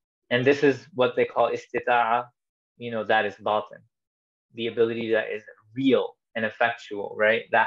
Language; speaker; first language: English; native; English